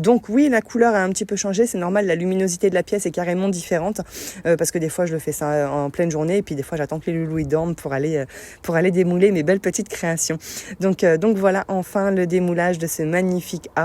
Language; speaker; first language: French; native; French